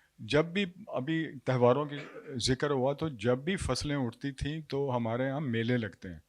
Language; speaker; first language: Urdu; non-native, local second language; Punjabi